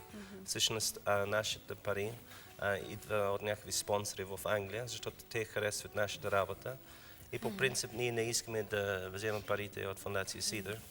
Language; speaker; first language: Bulgarian; non-native, learner; English